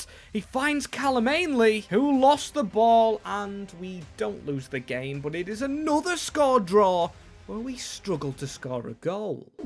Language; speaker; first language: English; native; English